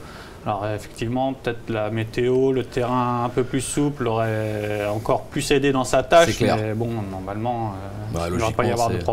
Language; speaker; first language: French; native; French